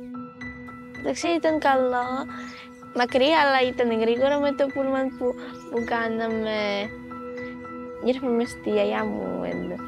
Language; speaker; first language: Greek; early bilingual, other home language; Ukrainian